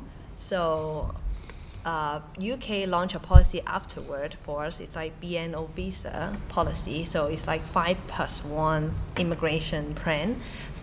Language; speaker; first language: English; non-native, local second language; Cantonese